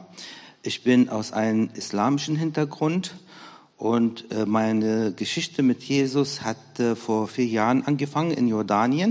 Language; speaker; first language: German; non-native, fluent; Arabic